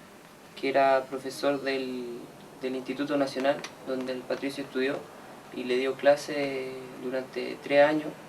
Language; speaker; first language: Spanish; native; Spanish